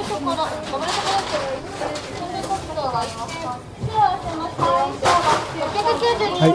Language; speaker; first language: Japanese; native; Japanese